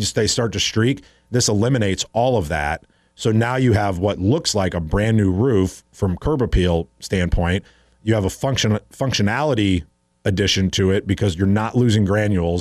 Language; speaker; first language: English; native; English